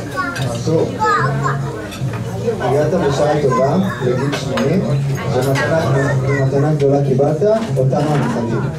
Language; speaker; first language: Hebrew; early bilingual, other home language; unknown